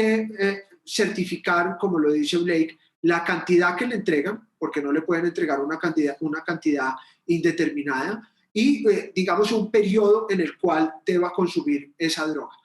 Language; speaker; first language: Spanish; native; Spanish